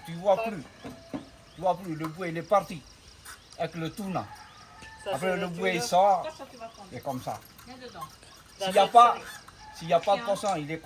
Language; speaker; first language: French; non-native, local second language; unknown